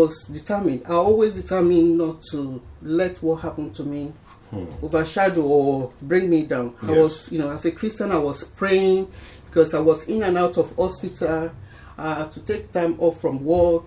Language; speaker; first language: English; non-native, local second language; Yoruba